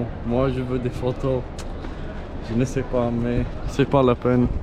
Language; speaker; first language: French; non-native, learner; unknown